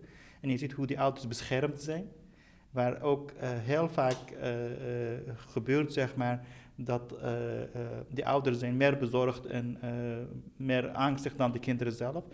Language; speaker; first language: Dutch; non-native, fluent; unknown